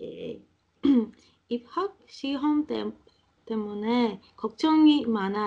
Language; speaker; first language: Korean; non-native, learner; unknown